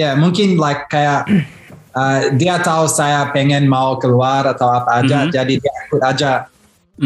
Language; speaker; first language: Indonesian; early bilingual, heritage; Indonesian